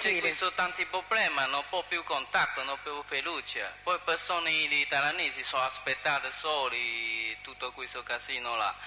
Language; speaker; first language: Italian; non-native, learner; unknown